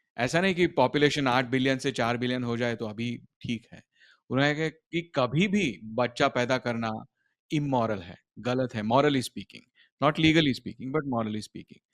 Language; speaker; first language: Hindi; non-native, local second language; Marathi